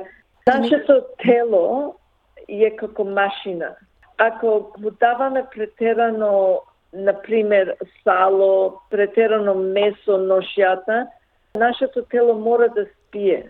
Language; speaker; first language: Macedonian; early bilingual, heritage; Macedonian